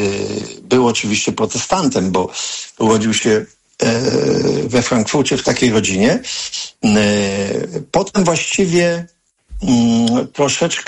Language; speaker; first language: Polish; native; Polish